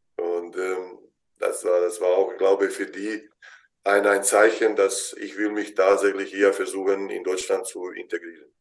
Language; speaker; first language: German; non-native, fluent; Bosnian